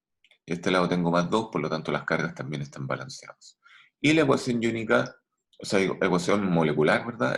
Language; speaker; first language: Spanish; native; Spanish